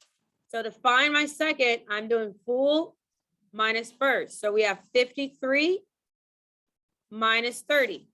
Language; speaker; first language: English; native; English